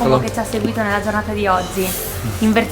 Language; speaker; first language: Italian; native; Italian